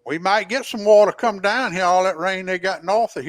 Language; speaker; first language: English; native; English